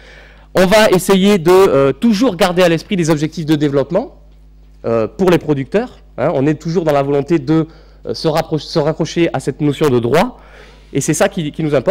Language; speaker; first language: French; native; French